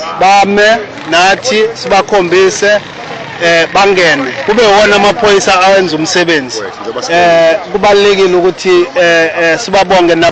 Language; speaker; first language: Zulu; native; Zulu